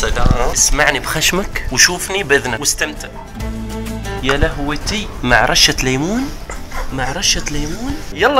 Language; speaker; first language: Arabic; native; Arabic